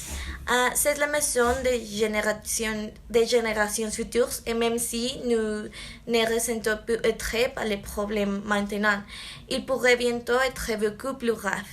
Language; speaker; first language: French; non-native, learner; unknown